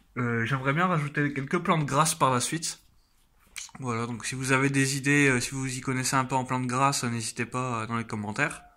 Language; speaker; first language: French; native; French